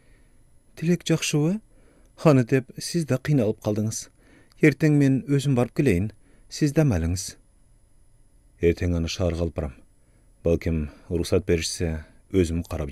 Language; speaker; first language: Kyrgyz; native; Kyrgyz